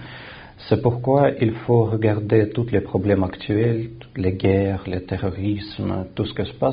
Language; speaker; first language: French; non-native, fluent; Russian